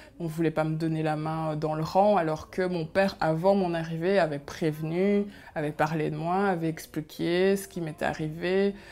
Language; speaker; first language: French; early bilingual, other home language; Kinyarwanda